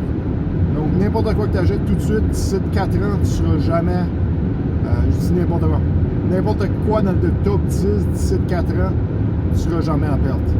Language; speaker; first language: French; native; French